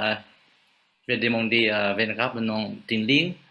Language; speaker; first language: French; non-native, fluent; Vietnamese